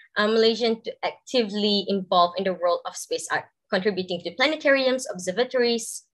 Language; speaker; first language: English; non-native, local second language; Malay